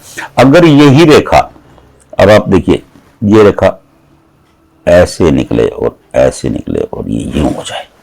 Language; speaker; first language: Hindi; native; Hindi